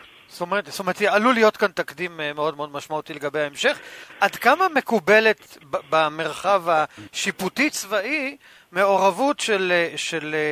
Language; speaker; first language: Hebrew; native; Hebrew